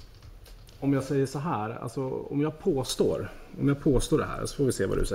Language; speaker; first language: Swedish; native; Swedish